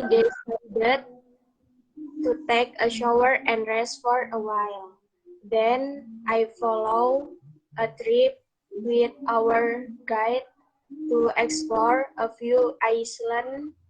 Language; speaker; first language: English; non-native, learner; Indonesian